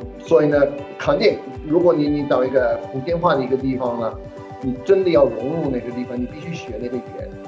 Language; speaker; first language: Chinese; non-native, fluent; English